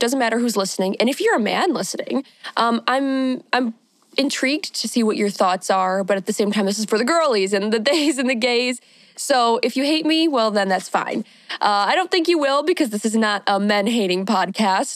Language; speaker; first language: English; native; English